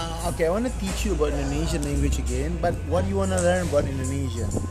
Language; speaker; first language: English; non-native, learner; Indonesian